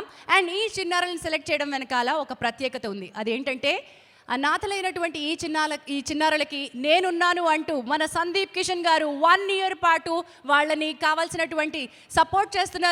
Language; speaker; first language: Telugu; native; Telugu